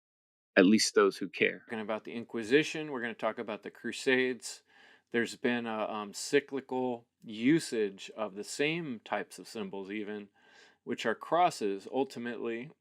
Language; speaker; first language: English; native; English